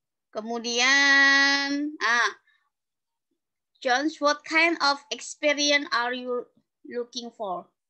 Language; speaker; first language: English; non-native, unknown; Indonesian